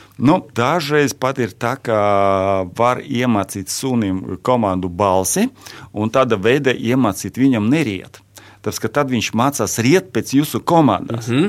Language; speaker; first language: Latvian; non-native, local second language; Russian